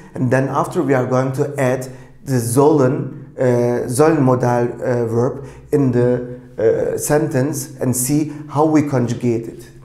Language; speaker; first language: English; non-native, fluent; Turkish